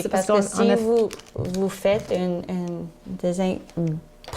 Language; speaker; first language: French; non-native, learner; English